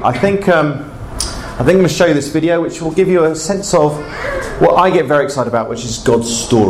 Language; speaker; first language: English; native; English